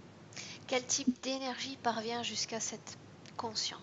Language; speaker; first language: French; native; French